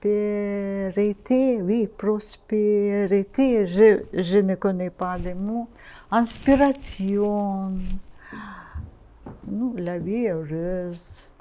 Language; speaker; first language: French; non-native, learner; Russian